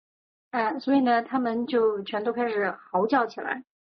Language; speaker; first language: Chinese; native; Chinese